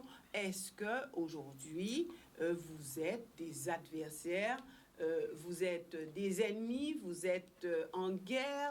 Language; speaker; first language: French; native; French